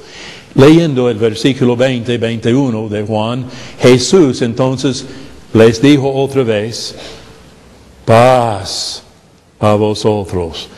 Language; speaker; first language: Spanish; non-native, fluent; English